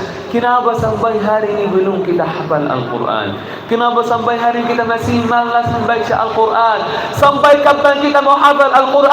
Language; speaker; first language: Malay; non-native, fluent; Arabic